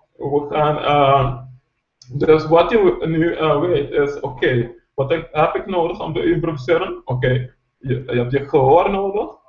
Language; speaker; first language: Dutch; non-native, local second language; Papiamento